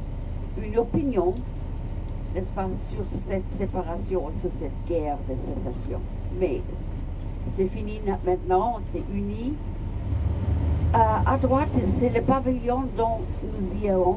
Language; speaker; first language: French; non-native, fluent; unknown